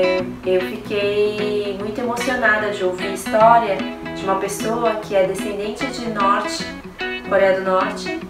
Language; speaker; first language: Portuguese; early bilingual, heritage; Korean